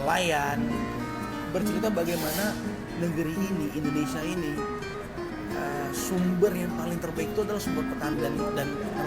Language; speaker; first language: Indonesian; non-native, local second language; Achinese